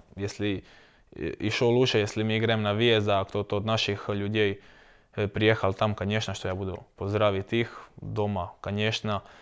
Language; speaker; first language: Russian; non-native, learner; Croatian